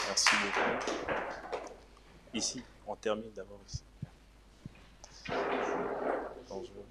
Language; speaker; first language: French; non-native, local second language; Swahili